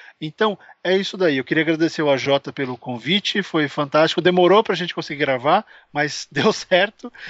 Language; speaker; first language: Portuguese; native; Portuguese